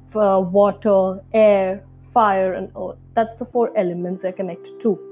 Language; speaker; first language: English; non-native, local second language; Hindi